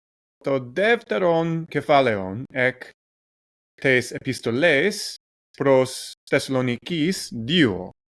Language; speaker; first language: Greek; non-native, learner; English